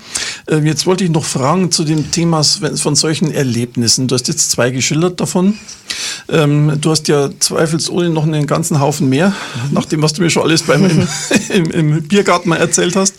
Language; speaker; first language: German; native; German